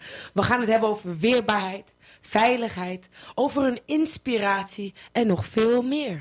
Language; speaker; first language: Dutch; native; Dutch